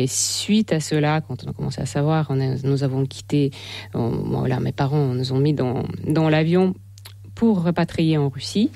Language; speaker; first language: French; non-native, fluent; Russian